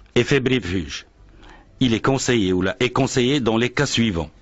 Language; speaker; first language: French; non-native, local second language; Arabic